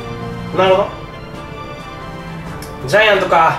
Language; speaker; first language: Japanese; native; Japanese